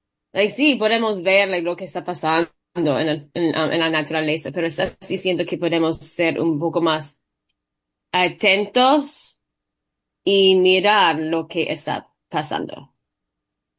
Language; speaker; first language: Spanish; early bilingual, heritage; Spanish